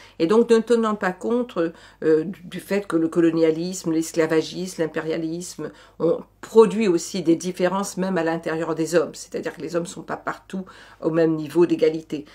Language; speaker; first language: French; native; French